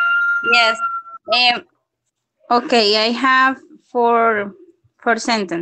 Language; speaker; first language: English; non-native, learner; Spanish